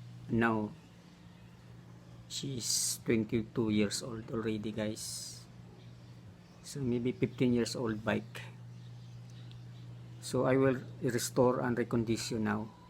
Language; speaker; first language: English; non-native, local second language; Filipino